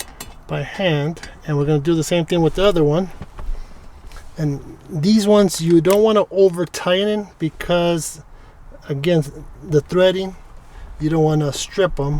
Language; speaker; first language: English; native; English